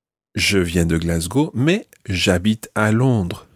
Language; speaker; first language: French; non-native, fluent; English